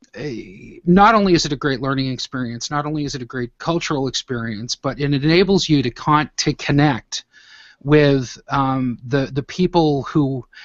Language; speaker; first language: English; native; English